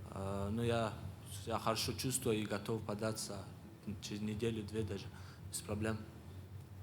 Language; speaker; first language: Russian; non-native, local second language; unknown